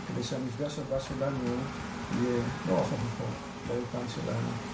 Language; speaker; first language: Hebrew; native; Hebrew